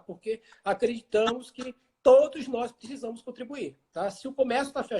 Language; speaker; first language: Portuguese; native; Portuguese